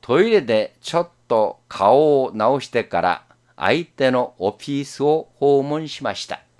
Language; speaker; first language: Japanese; non-native, fluent; Korean